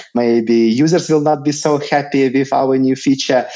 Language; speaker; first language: English; non-native, fluent; Lithuanian